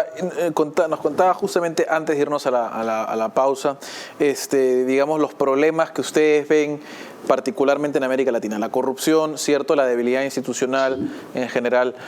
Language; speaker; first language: Spanish; native; Spanish